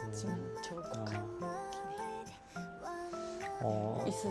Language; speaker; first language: Korean; non-native, fluent; Japanese